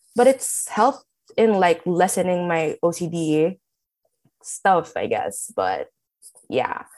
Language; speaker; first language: English; non-native, local second language; Filipino